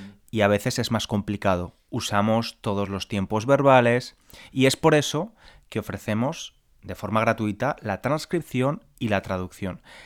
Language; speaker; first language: Spanish; native; Spanish